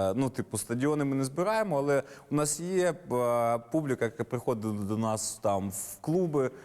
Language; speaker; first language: Ukrainian; native; Ukrainian